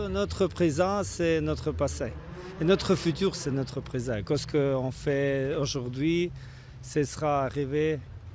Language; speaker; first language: French; non-native, learner; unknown